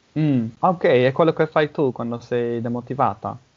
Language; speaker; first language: Italian; non-native, learner; English